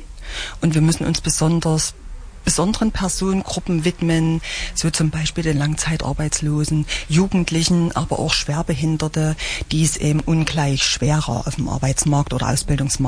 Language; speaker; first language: German; native; German